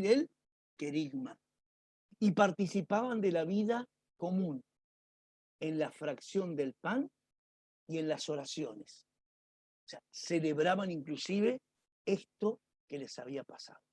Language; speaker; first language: Spanish; native; Spanish